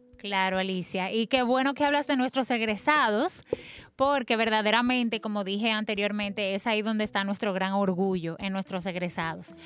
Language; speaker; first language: Spanish; native; Spanish